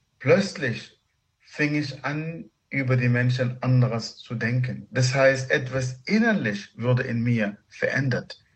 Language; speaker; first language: German; non-native, fluent; Arabic